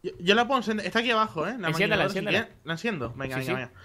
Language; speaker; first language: Spanish; native; Spanish